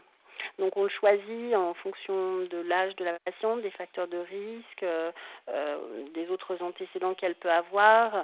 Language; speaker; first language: French; native; French